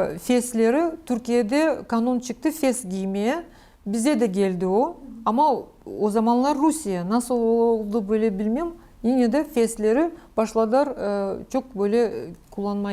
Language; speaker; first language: Turkish; non-native, learner; Crimean Tatar